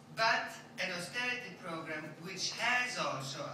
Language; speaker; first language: English; non-native, fluent; Greek